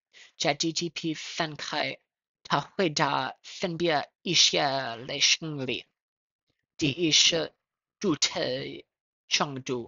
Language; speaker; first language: Chinese; non-native, learner; English